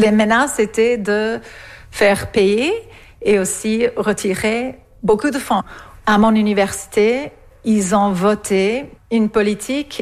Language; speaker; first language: French; non-native, fluent; English